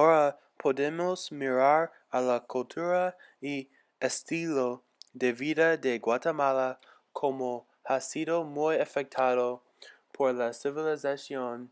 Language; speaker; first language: Spanish; non-native, learner; English